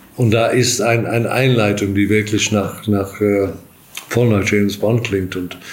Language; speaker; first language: German; non-native, fluent; English